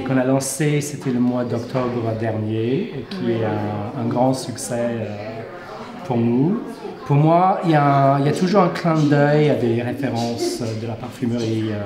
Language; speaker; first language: French; non-native, fluent; English